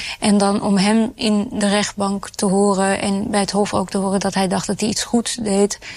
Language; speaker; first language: Dutch; early bilingual, other home language; Urdu